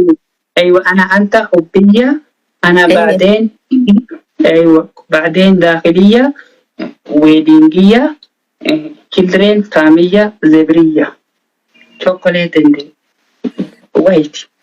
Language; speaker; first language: Arabic; non-native, learner; Oromo